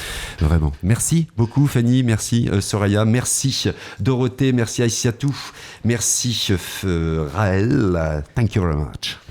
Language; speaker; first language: French; native; French